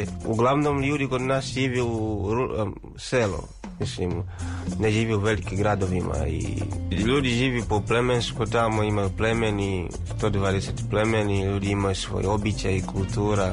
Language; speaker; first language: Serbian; non-native, learner; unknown